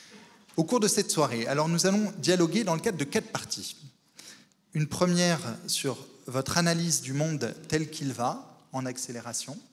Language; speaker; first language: French; native; French